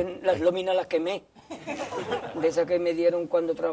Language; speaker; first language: Spanish; native; Spanish